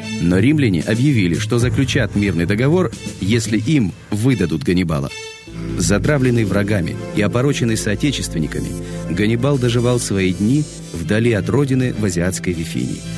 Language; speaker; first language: Russian; native; Russian